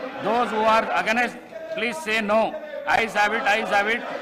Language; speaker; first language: English; non-native, local second language; Telugu